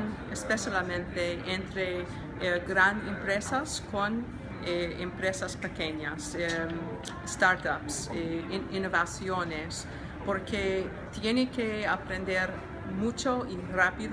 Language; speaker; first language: Spanish; non-native, learner; English